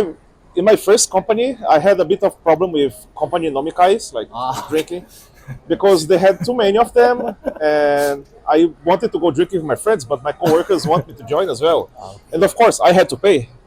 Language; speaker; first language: English; non-native, fluent; Portuguese